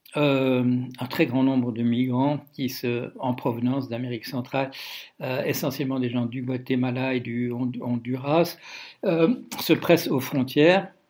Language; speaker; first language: French; non-native, fluent; Dutch